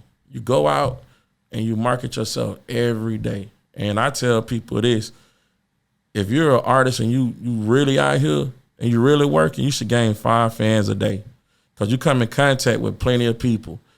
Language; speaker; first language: English; native; English